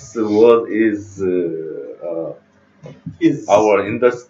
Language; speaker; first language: English; non-native, learner; Korean